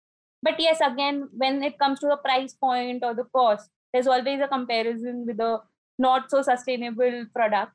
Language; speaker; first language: English; non-native, local second language; Marathi